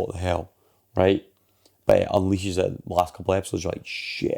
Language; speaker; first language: English; native; English